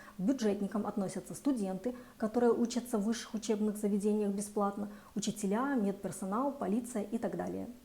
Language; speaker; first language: Russian; native; Russian